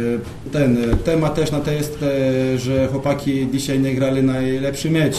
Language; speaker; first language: Polish; non-native, fluent; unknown